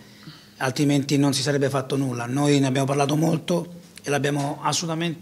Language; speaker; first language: Italian; native; Italian